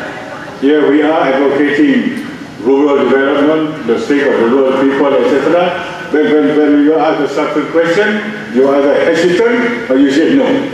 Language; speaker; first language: English; non-native, local second language; Malay